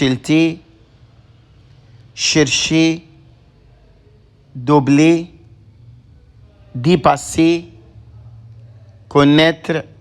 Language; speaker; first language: French; non-native, fluent; Arabic